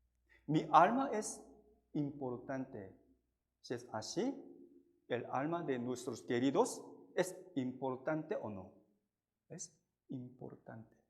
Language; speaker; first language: Spanish; non-native, fluent; Korean